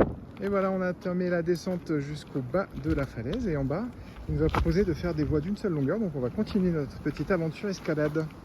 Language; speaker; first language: French; native; French